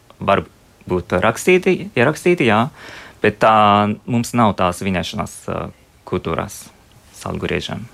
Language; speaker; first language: Latvian; non-native, fluent; Japanese